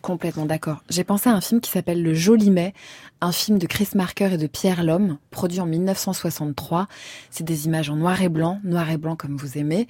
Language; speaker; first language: French; native; French